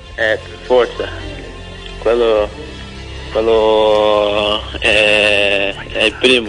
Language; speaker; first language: Italian; non-native, fluent; Portuguese